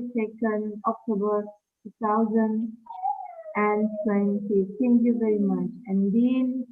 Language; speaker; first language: English; non-native, learner; Indonesian